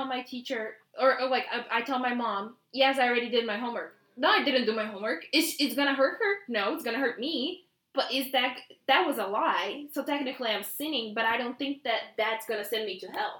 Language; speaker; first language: English; non-native, fluent; Portuguese